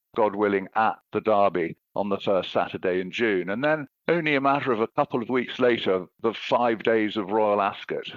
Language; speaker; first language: English; native; English